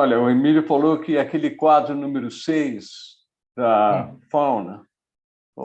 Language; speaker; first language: Portuguese; native; Portuguese